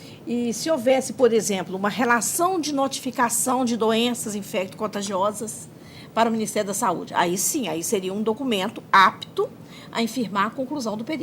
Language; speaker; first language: Portuguese; native; Portuguese